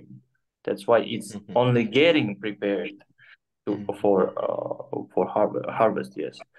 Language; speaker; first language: English; non-native, fluent; Kyrgyz